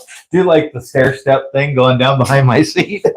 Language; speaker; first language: English; native; English